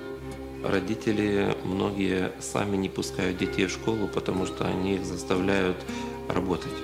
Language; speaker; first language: Russian; native; Russian